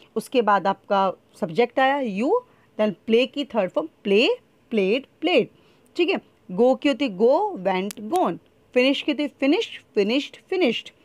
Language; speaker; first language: Hindi; native; Hindi